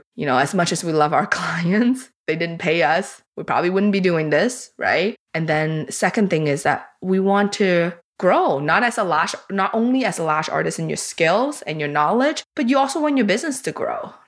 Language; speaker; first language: English; early bilingual, other home language; Chinese